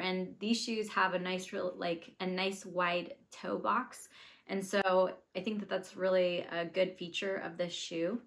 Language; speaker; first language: English; native; English